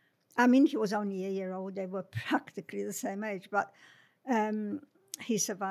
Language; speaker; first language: English; non-native, fluent; Polish